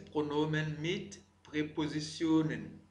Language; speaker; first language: German; non-native, fluent; French